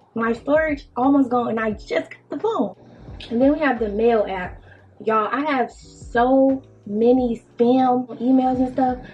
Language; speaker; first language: English; native; English